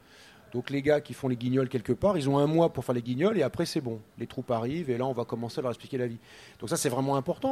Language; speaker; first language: French; native; French